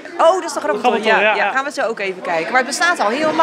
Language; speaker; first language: Dutch; native; Dutch